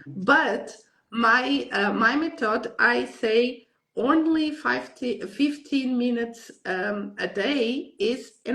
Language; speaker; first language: English; non-native, learner; Portuguese